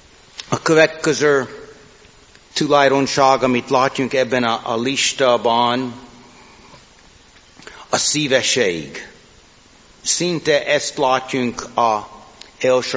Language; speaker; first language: Hungarian; non-native, fluent; English